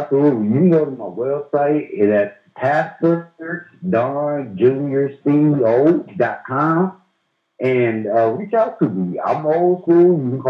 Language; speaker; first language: English; native; English